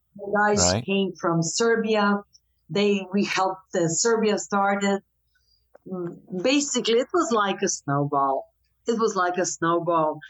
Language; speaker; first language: English; non-native, fluent; Croatian